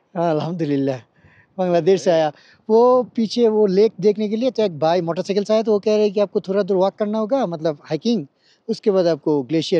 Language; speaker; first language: Hindi; non-native, fluent; Bangla